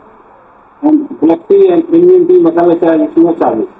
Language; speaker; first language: English; non-native, learner; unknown